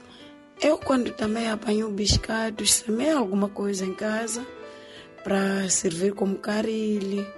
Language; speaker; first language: Portuguese; non-native, local second language; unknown